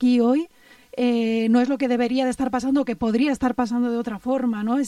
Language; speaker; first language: Spanish; native; Spanish